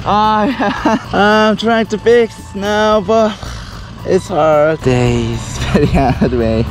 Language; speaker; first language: English; non-native, learner; Korean